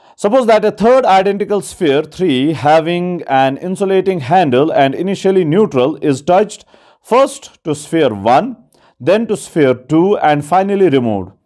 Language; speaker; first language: English; non-native, local second language; Kashmiri